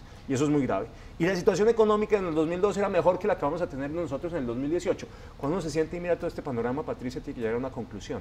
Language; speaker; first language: Spanish; native; Spanish